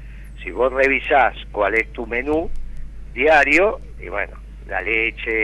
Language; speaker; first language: Spanish; native; Spanish